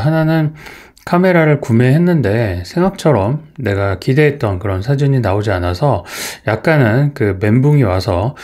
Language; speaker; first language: Korean; native; Korean